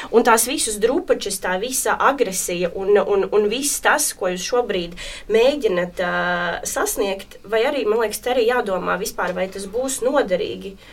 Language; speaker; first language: Latvian; non-native, local second language; Russian